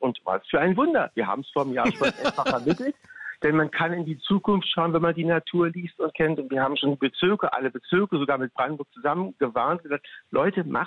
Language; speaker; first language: German; native; German